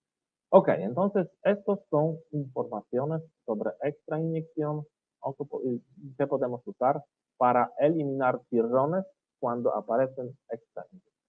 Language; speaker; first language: Spanish; non-native, learner; Polish